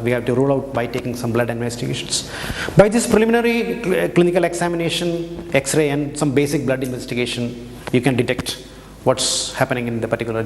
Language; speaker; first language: English; non-native, local second language; Malayalam